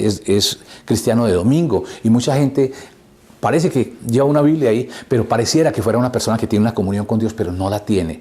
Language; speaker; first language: Spanish; native; Spanish